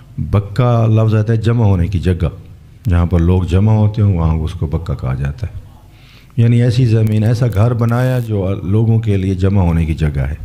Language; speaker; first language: Urdu; non-native, local second language; Saraiki